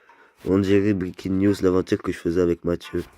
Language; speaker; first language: French; native; French